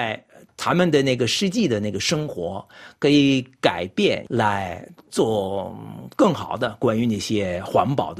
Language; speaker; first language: Chinese; non-native, fluent; French